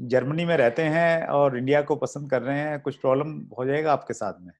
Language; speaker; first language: Hindi; native; Hindi